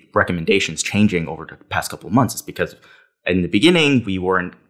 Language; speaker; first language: English; native; English